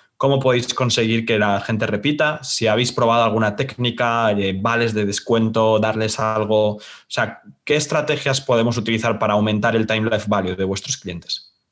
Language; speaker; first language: Spanish; native; Spanish